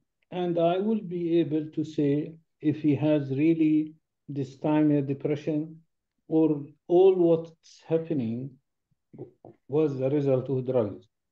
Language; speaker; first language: English; non-native, fluent; Arabic